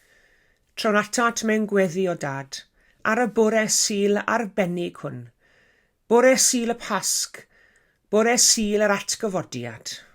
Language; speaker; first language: Welsh; native; Welsh